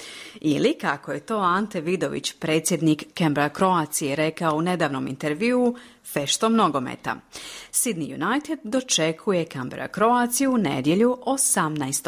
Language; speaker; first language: Croatian; native; Croatian